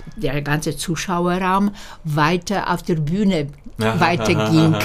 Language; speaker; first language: German; non-native, fluent; Slovak